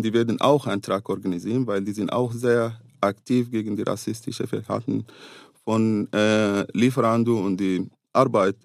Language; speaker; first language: German; non-native, fluent; Arabic